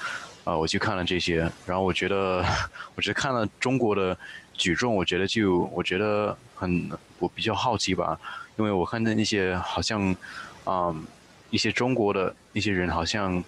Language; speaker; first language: Chinese; early bilingual, heritage; Chinese